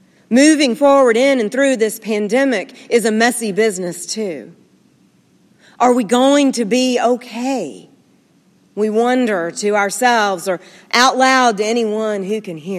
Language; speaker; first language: English; native; English